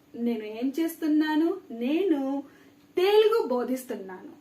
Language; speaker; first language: Telugu; non-native, fluent; Hindi